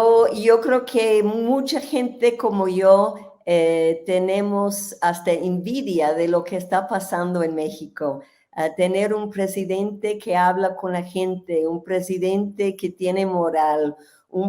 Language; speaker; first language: Spanish; non-native, fluent; English